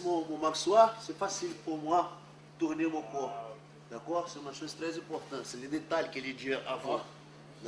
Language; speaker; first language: French; non-native, learner; Portuguese